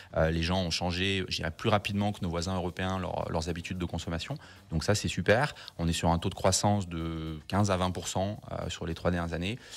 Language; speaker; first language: French; native; French